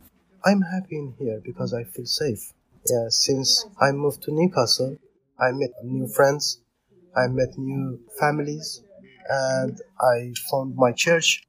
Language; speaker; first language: English; non-native, learner; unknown